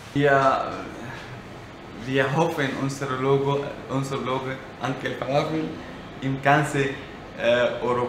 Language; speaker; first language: German; non-native, learner; Arabic